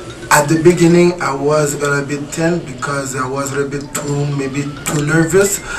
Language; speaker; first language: English; non-native, fluent; French